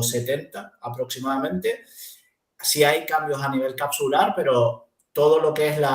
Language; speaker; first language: Spanish; native; Spanish